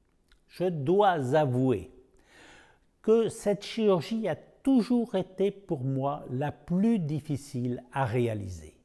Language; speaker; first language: French; native; French